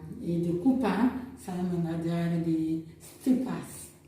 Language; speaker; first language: Indonesian; non-native, learner; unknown